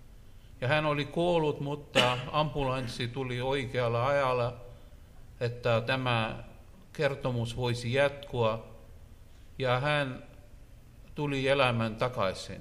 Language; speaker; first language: Finnish; non-native, learner; Russian